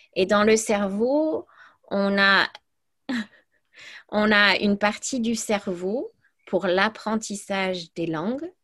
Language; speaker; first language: French; early bilingual, other home language; English